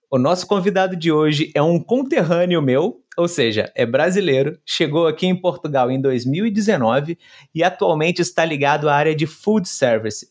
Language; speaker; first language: Portuguese; native; Portuguese